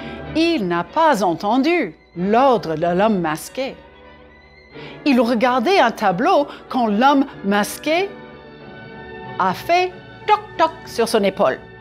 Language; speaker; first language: French; non-native, fluent; English